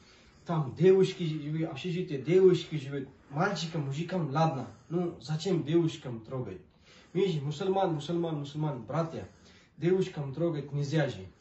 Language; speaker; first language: Russian; non-native, learner; Urdu